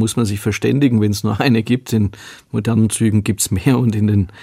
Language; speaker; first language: German; native; German